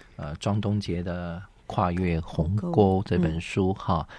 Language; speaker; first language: Chinese; native; Chinese